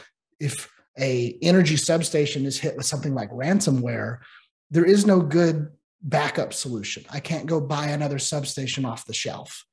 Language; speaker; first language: English; native; English